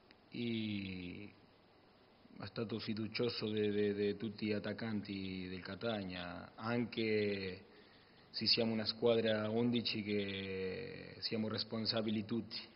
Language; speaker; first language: Italian; non-native, learner; Spanish